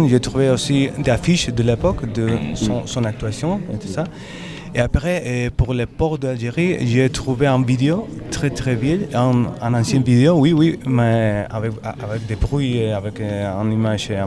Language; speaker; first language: French; non-native, learner; Spanish